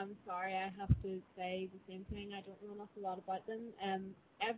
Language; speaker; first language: English; native; English